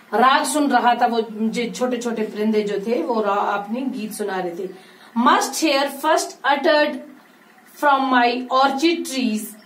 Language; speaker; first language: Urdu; non-native, local second language; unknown